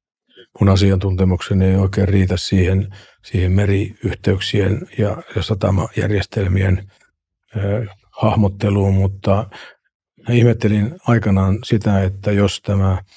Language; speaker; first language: Finnish; native; Finnish